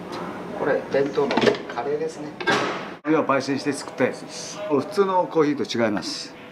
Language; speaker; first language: Japanese; native; Japanese